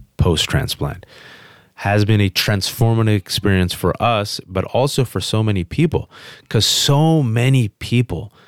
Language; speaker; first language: English; early bilingual, other home language; Urdu